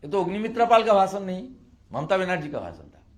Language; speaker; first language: Hindi; non-native, local second language; Bangla